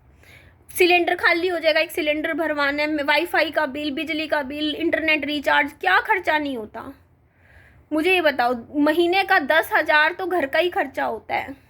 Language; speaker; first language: Hindi; native; Hindi